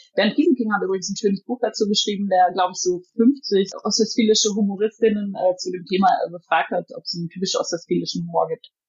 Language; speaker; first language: German; native; German